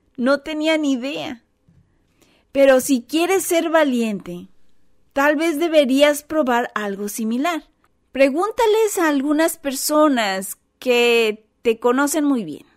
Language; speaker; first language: Spanish; non-native, fluent; English